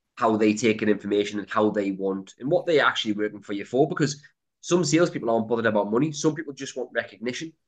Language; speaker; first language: English; native; English